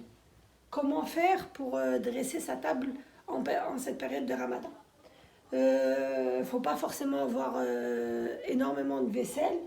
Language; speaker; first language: French; native; French